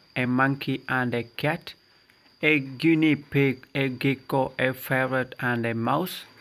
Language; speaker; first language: English; non-native, local second language; Malayalam